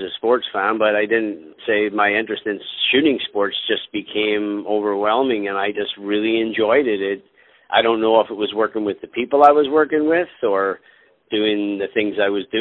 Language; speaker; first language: English; native; English